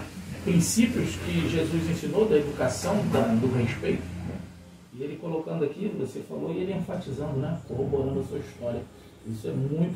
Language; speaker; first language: Portuguese; native; Portuguese